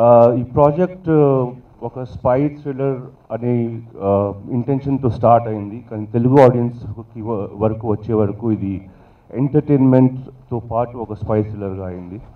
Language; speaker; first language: Telugu; non-native, learner; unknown